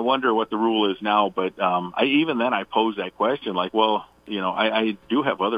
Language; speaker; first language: English; native; English